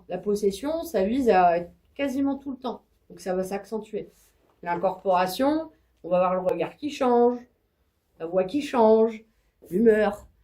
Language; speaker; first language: French; native; French